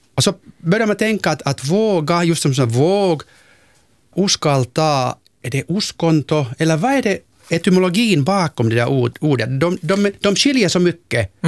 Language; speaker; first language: Swedish; non-native, local second language; Finnish